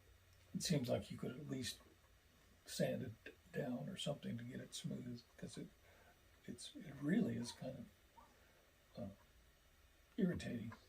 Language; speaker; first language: English; native; English